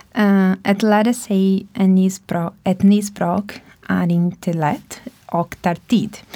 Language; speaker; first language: Swedish; non-native, learner; Portuguese